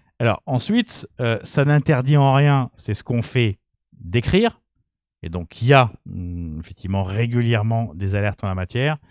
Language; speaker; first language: French; native; French